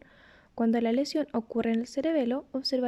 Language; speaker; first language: Spanish; native; Spanish